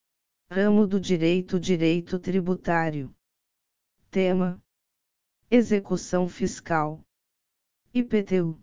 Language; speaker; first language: Portuguese; native; Portuguese